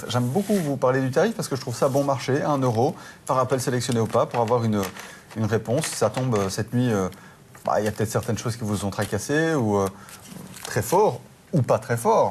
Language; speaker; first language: French; native; French